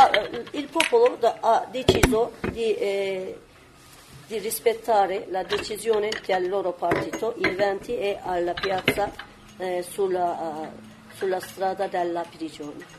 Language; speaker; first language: Italian; non-native, learner; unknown